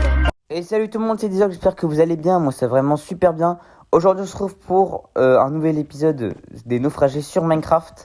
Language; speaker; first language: French; native; French